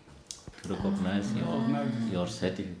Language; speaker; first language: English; non-native, learner; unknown